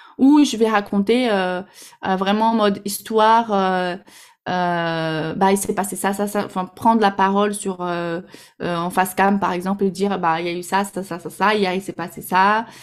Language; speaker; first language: French; non-native, fluent; Portuguese